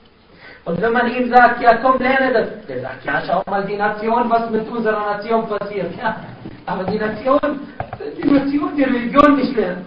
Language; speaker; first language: German; non-native, fluent; Arabic